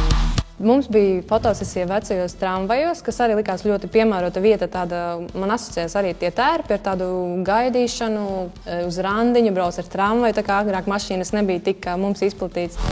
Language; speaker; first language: Latvian; native; Latvian